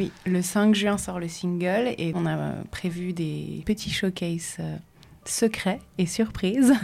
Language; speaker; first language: French; native; French